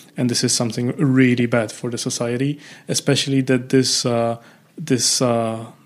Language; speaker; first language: English; non-native, fluent; Polish